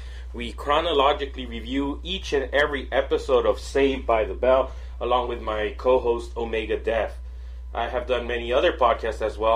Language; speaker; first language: English; native; English